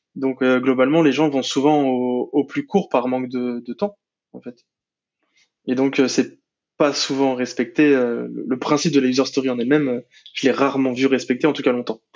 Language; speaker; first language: French; native; French